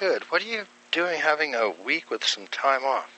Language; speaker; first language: English; native; English